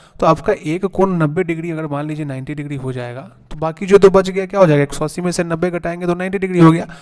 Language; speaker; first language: Hindi; native; Hindi